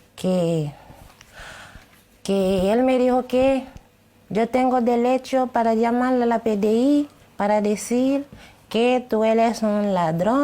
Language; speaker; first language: Spanish; non-native, learner; Haitian Creole